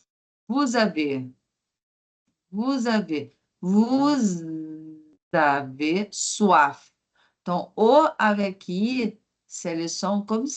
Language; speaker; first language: French; non-native, fluent; Portuguese